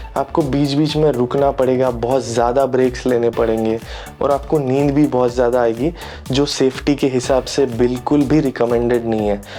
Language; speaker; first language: Hindi; non-native, local second language; Marathi